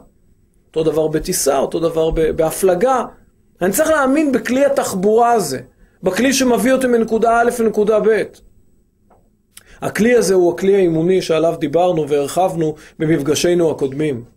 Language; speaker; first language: Hebrew; native; Hebrew